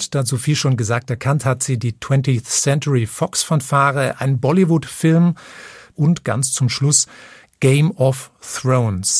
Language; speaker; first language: German; native; German